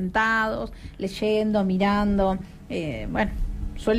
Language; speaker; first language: Spanish; native; Spanish